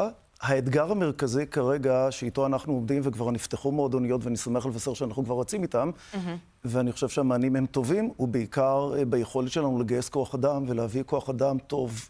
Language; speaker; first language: Hebrew; native; Hebrew